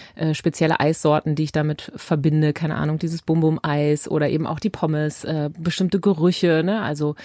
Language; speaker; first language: German; native; German